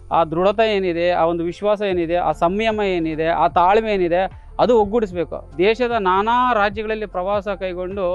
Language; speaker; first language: Kannada; native; Kannada